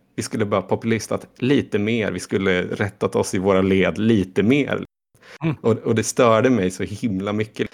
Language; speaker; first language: Swedish; native; Swedish